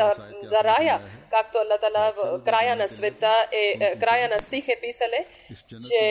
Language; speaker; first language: Bulgarian; non-native, local second language; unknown